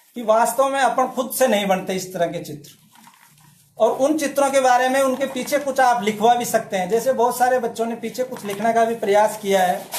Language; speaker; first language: Hindi; native; Hindi